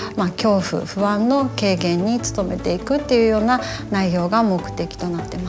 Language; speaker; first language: Japanese; native; Japanese